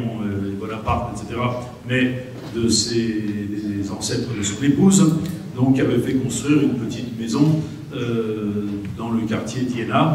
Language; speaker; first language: French; native; French